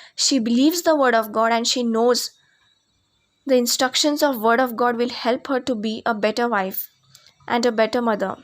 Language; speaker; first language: English; non-native, local second language; Marathi